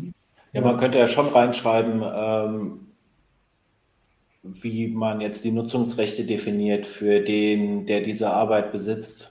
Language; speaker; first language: German; native; German